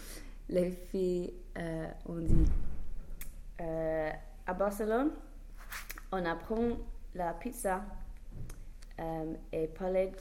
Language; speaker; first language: French; non-native, learner; English